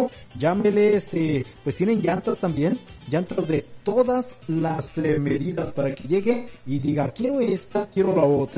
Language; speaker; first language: Spanish; native; Spanish